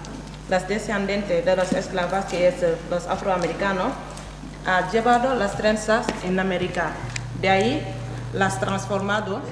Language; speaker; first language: Spanish; non-native, fluent; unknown